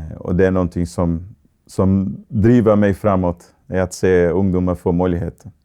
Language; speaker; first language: Swedish; non-native, fluent; Portuguese